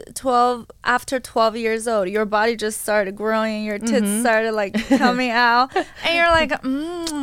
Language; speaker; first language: English; non-native, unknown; Chinese